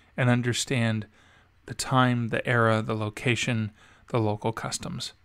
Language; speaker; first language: English; native; English